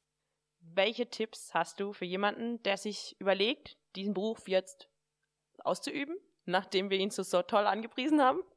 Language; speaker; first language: German; native; German